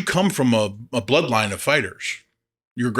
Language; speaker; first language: English; native; English